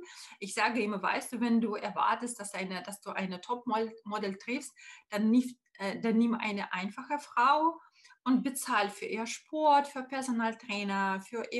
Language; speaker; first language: German; non-native, fluent; Russian